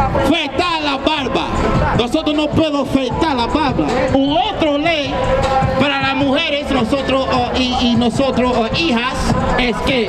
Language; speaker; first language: Spanish; non-native, learner; English